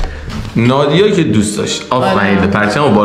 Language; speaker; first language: Persian; native; Persian